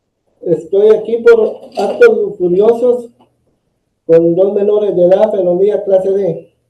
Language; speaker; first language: Spanish; native; Spanish